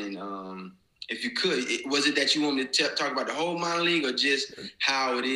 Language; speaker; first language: English; native; English